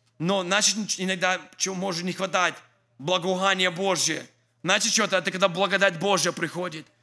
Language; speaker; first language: Russian; early bilingual, heritage; English